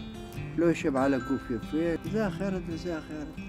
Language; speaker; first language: Hebrew; non-native, fluent; Arabic